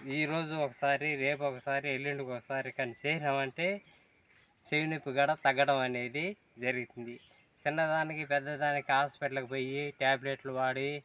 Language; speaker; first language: Telugu; native; Telugu